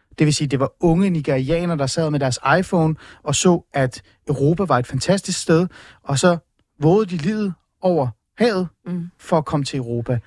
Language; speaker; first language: Danish; early bilingual, other home language; Persian